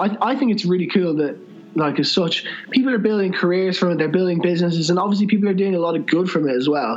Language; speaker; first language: English; native; English